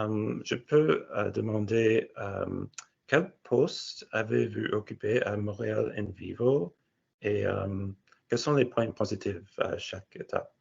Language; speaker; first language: French; non-native, fluent; English